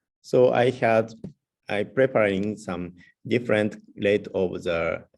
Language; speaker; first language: English; non-native, learner; Japanese